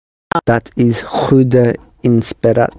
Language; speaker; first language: Dutch; non-native, learner; English